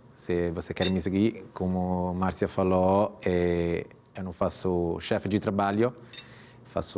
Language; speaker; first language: Portuguese; non-native, fluent; Italian